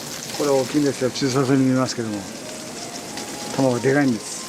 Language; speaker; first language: Japanese; native; Japanese